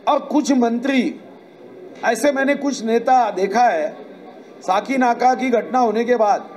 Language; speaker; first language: Hindi; non-native, local second language; Marathi